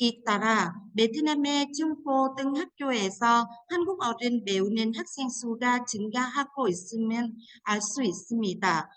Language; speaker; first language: Korean; non-native, fluent; Vietnamese